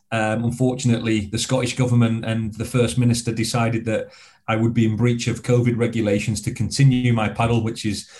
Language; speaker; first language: English; native; English